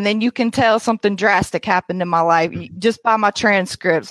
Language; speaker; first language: English; native; English